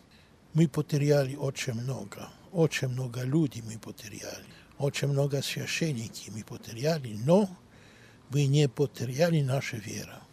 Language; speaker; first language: Russian; non-native, learner; Greek